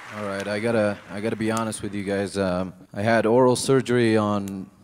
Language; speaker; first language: English; non-native, fluent; Arabic